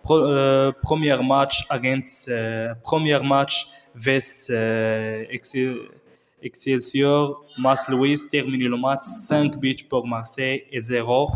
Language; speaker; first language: French; non-native, learner; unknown